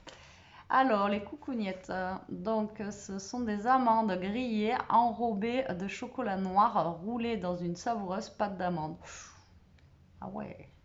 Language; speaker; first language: French; native; French